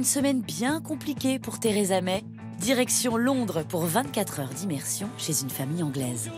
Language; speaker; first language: French; native; French